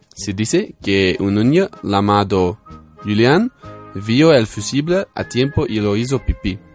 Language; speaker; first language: Spanish; non-native, learner; Dutch